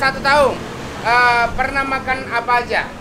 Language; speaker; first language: Indonesian; non-native, fluent; Japanese